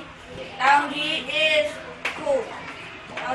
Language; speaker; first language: English; non-native, learner; Burmese